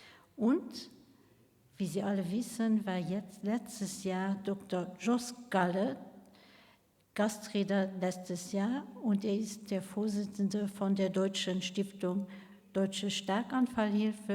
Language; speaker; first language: German; non-native, local second language; Luxembourgish